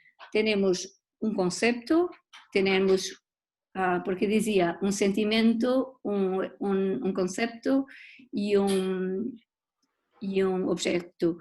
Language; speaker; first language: Spanish; non-native, learner; Portuguese